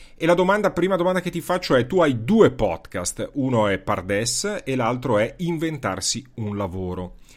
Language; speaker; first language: Italian; native; Italian